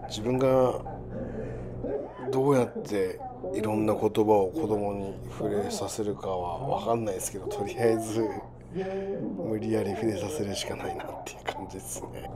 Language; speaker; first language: Japanese; native; Japanese